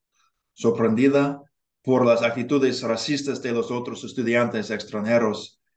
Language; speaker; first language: Spanish; non-native, learner; English